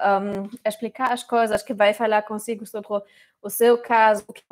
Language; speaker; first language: Portuguese; non-native, fluent; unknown